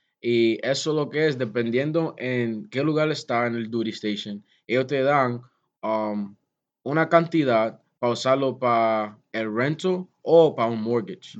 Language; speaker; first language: Spanish; early bilingual, heritage; Spanish